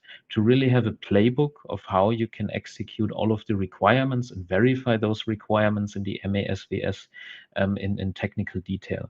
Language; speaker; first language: English; non-native, fluent; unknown